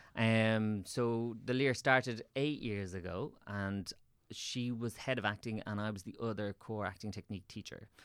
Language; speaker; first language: English; native; English